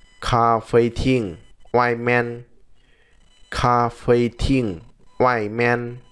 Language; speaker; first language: Chinese; non-native, fluent; Vietnamese